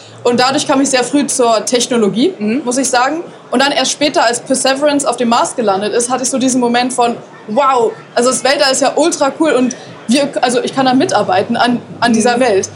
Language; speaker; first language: German; native; German